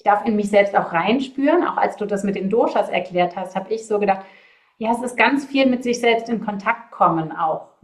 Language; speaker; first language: German; native; German